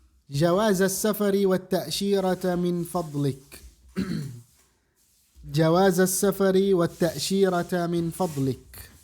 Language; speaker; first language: Arabic; non-native, fluent; Indonesian